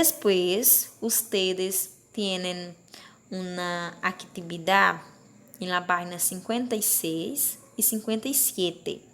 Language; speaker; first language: Spanish; non-native, fluent; Portuguese